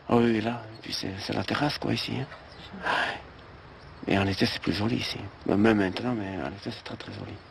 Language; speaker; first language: French; native; French